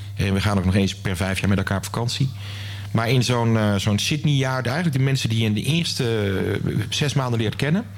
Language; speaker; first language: Dutch; native; Dutch